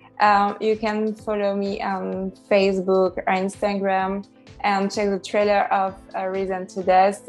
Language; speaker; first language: English; non-native, fluent; French